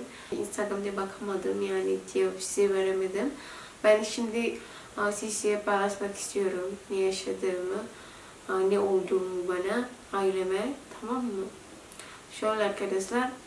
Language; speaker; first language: Turkish; non-native, learner; Indonesian